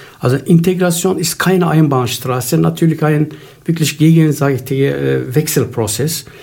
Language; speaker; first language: German; non-native, fluent; Turkish